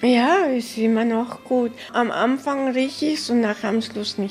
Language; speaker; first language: German; early bilingual, heritage; German